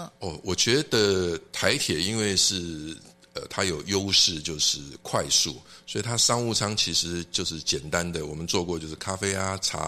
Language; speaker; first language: Chinese; native; Chinese